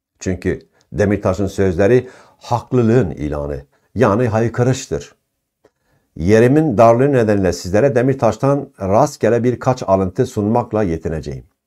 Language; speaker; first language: Turkish; non-native, local second language; Kurdish